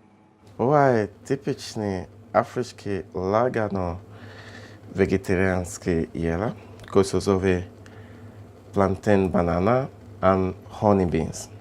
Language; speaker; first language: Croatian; non-native, learner; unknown